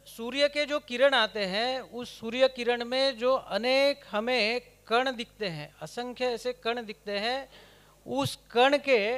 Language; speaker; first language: Hindi; non-native, local second language; Kannada